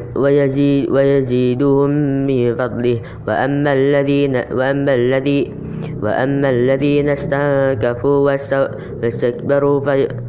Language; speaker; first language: Arabic; non-native, learner; Indonesian